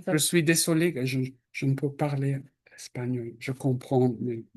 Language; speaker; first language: French; non-native, fluent; English